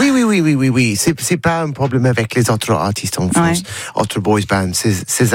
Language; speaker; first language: French; non-native, learner; English